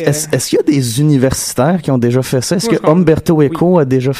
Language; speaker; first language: French; native; French